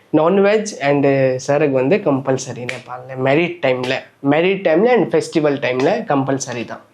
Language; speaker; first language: Tamil; non-native, learner; Nepali